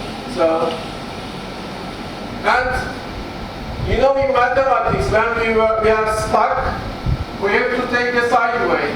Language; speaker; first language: English; non-native, fluent; Turkish